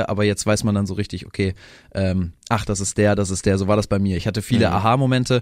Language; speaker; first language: German; native; German